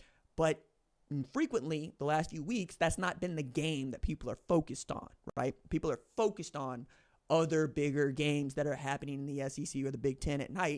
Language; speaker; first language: English; native; English